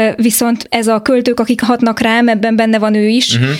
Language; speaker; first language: Hungarian; native; Hungarian